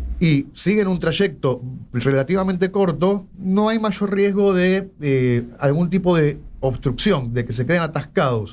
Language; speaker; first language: Spanish; native; Spanish